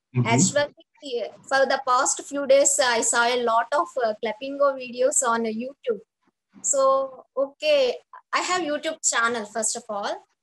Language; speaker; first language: English; non-native, local second language; Telugu